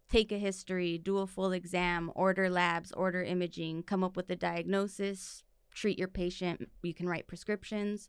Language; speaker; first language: English; native; English